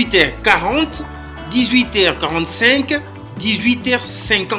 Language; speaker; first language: French; non-native, fluent; Spanish